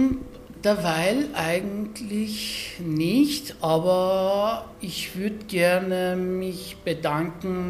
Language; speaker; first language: German; non-native, fluent; Persian